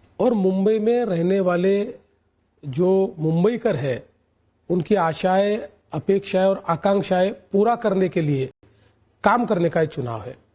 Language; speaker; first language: Hindi; non-native, local second language; Marathi